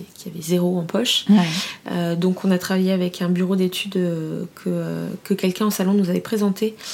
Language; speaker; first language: French; native; French